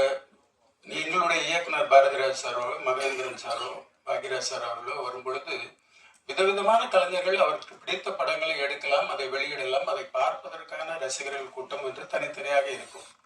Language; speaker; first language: Tamil; native; Tamil